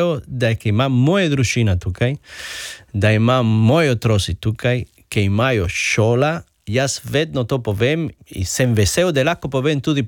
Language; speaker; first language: Slovenian; non-native, learner; Spanish